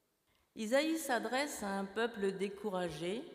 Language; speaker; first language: French; native; French